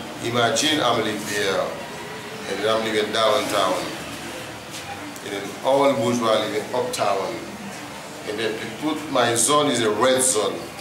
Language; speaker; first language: English; non-native, learner; Haitian Creole